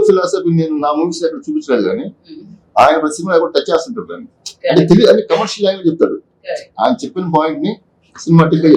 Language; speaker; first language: Telugu; native; Telugu